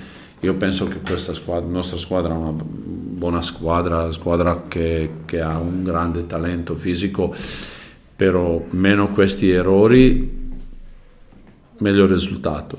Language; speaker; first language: Italian; non-native, learner; Croatian